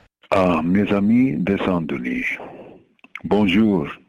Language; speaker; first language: French; non-native, learner; English